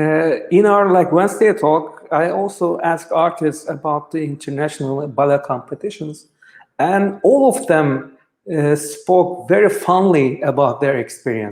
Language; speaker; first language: English; non-native, fluent; Turkish